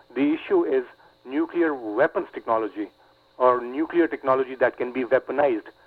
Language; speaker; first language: English; non-native, local second language; Urdu